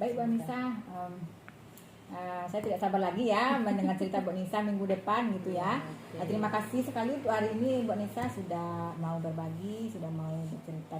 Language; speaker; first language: Indonesian; native; Indonesian